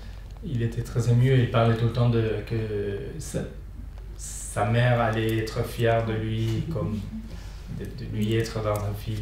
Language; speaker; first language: French; non-native, fluent; Spanish